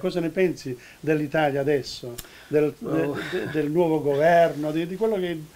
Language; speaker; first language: Italian; early bilingual, heritage; Italian